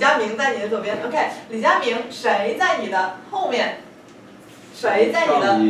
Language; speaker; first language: Chinese; non-native, fluent; English